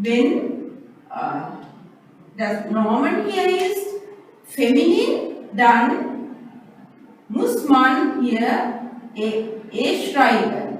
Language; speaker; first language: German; non-native, fluent; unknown